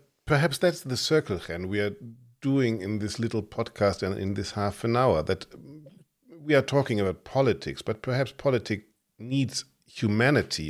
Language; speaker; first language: English; non-native, fluent; German